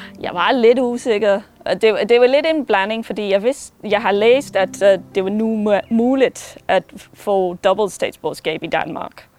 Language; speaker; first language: Danish; non-native, fluent; English